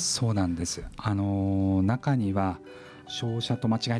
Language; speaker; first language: Japanese; native; Japanese